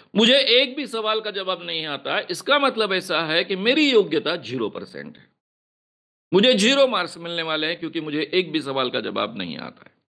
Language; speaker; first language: Hindi; non-native, local second language; Marathi